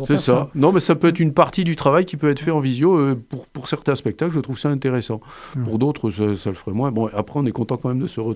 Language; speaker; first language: French; native; French